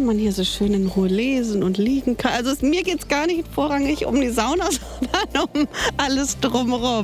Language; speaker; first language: German; native; German